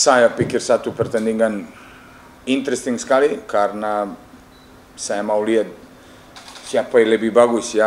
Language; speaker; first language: Indonesian; non-native, fluent; English